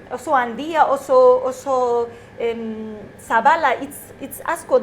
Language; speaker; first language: Basque; non-native, learner; Arabic